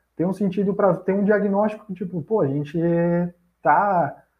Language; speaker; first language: Portuguese; native; Portuguese